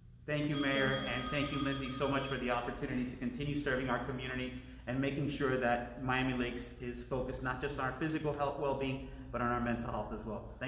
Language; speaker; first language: English; early bilingual, other home language; Spanish